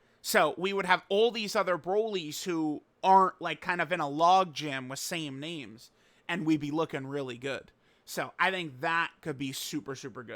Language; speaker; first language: English; native; English